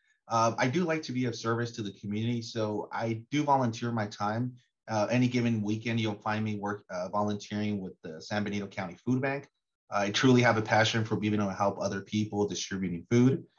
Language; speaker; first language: English; early bilingual, other home language; Spanish